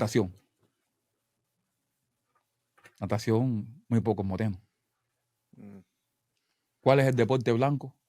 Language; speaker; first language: Spanish; native; Spanish